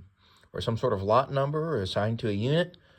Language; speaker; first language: English; native; English